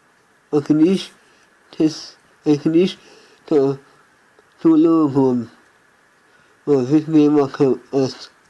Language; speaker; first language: Irish; non-native, learner; English